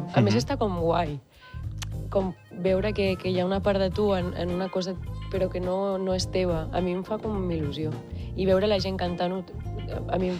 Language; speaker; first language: Catalan; native; Catalan